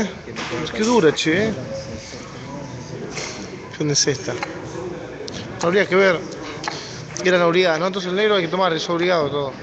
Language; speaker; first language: Spanish; native; Spanish